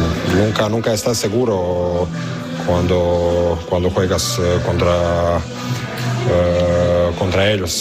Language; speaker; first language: Spanish; non-native, learner; Croatian